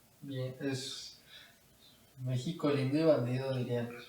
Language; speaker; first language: Spanish; native; Spanish